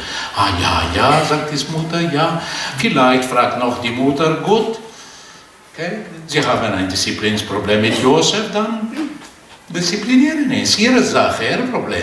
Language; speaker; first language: German; non-native, fluent; Portuguese